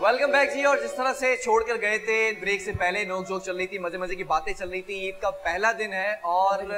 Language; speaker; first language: Urdu; native; Urdu